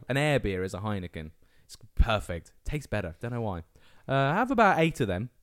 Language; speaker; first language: English; native; English